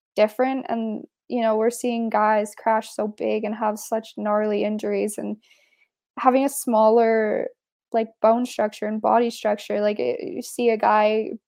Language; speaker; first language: English; native; English